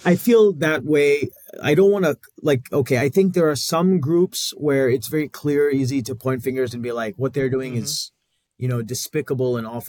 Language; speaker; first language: English; native; English